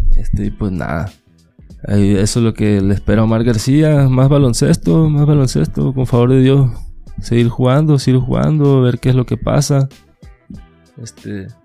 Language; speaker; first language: Spanish; native; Spanish